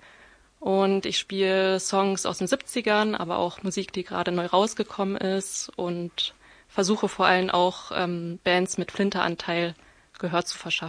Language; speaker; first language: German; native; German